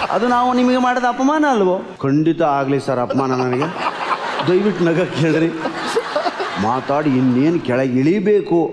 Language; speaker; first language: Kannada; native; Kannada